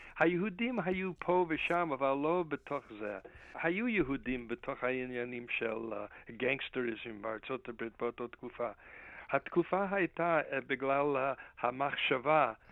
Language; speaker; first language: Hebrew; non-native, fluent; English